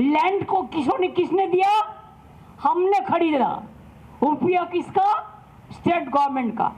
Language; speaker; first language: Hindi; non-native, local second language; Bangla